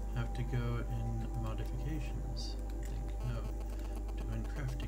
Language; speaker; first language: English; non-native, learner; French